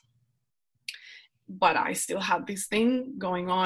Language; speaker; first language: English; non-native, fluent; Spanish